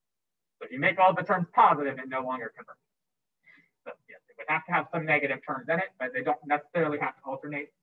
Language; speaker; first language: English; native; English